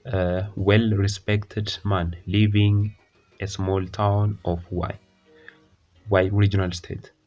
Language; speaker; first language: English; non-native, local second language; Amharic